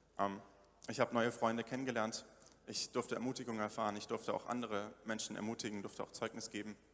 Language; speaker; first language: German; native; German